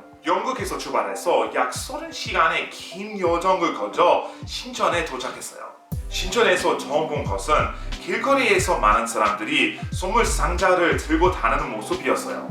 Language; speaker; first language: Korean; non-native, fluent; English